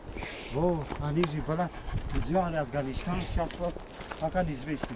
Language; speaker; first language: Russian; non-native, local second language; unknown